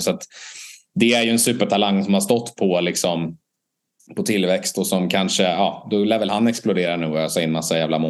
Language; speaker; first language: Swedish; native; Swedish